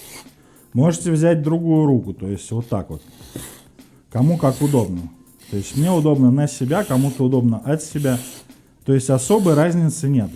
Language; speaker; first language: Russian; native; Russian